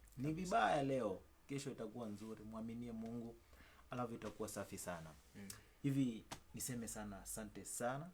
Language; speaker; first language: Swahili; non-native, local second language; Luyia